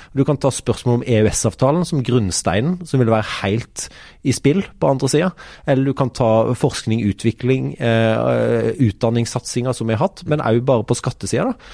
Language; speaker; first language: Norwegian; native; Norwegian